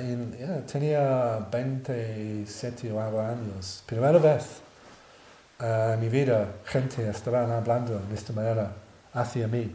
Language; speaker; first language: Spanish; non-native, learner; English